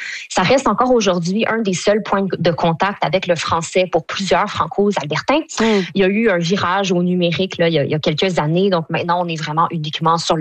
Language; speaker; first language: French; native; French